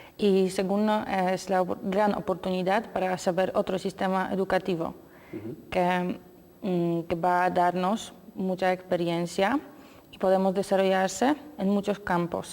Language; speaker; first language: Spanish; non-native, learner; Polish